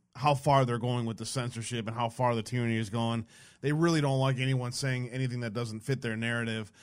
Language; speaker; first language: English; native; English